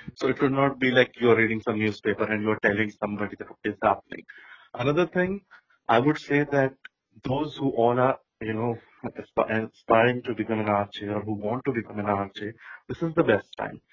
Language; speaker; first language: English; non-native, local second language; Hindi